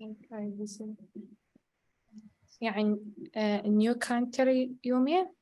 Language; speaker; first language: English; non-native, learner; Arabic